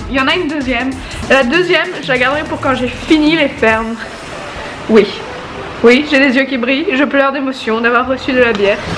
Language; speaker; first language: French; native; French